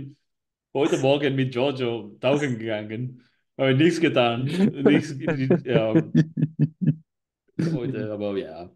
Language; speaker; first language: German; non-native, learner; Spanish